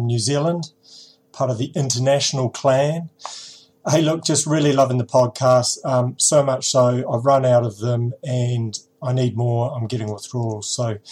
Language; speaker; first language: English; native; English